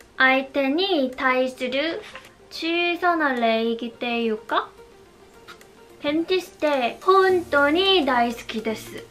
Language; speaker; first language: Japanese; non-native, learner; Korean